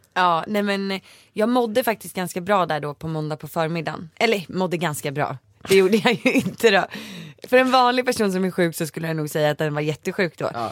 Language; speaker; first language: Swedish; native; Swedish